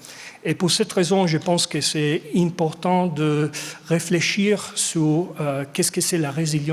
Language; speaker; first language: French; non-native, fluent; English